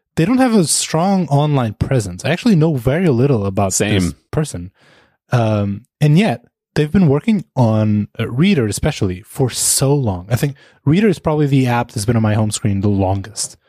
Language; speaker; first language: English; non-native, fluent; Portuguese